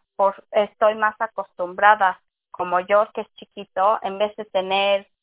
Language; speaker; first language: Spanish; early bilingual, heritage; English